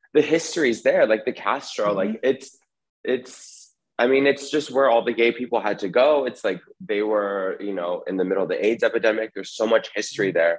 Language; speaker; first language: English; native; English